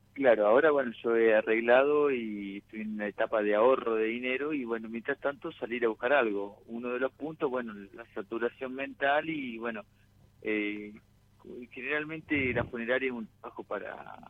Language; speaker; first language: Spanish; native; Spanish